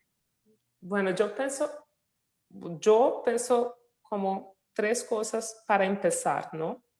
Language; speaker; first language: Spanish; non-native, fluent; Portuguese